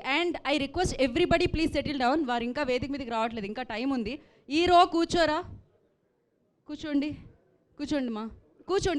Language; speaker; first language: Telugu; native; Telugu